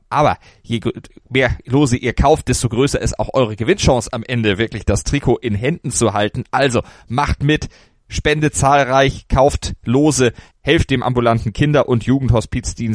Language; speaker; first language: German; native; German